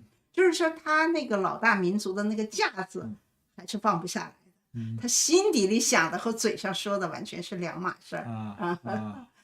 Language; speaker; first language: Chinese; native; Chinese